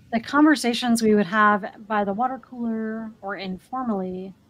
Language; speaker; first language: English; native; English